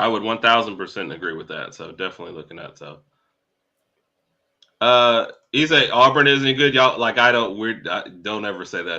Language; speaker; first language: English; native; English